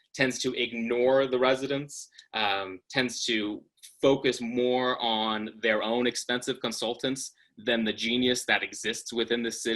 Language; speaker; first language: English; native; English